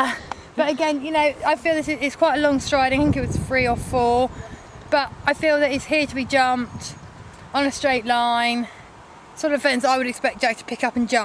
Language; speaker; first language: English; native; English